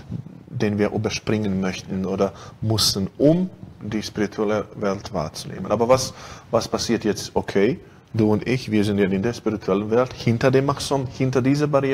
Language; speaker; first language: German; non-native, fluent; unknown